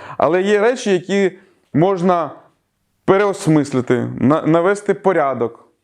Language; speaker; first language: Ukrainian; native; Ukrainian